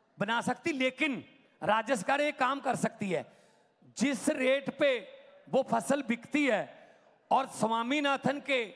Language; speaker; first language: Hindi; non-native, local second language; Punjabi